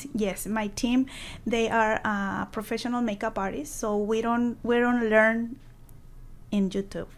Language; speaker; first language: English; non-native, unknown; Spanish